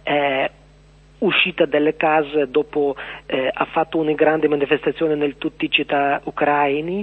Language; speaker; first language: Italian; non-native, learner; Ukrainian